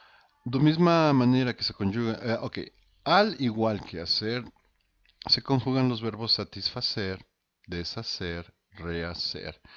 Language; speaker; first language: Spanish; non-native, fluent; Portuguese